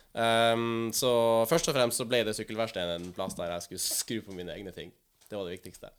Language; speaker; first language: Norwegian; native; Norwegian